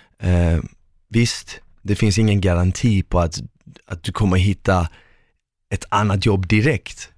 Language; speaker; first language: Swedish; early bilingual, other home language; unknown